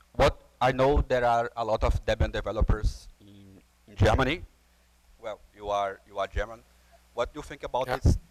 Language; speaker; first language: English; non-native, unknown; Portuguese